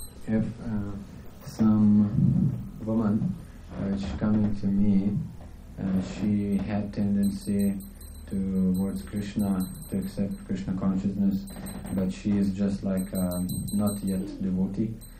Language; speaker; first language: English; non-native, fluent; Lithuanian